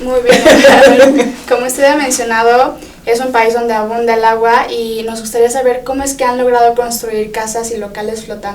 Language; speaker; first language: Spanish; native; Spanish